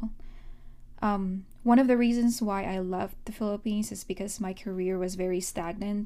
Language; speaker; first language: English; non-native, local second language; Filipino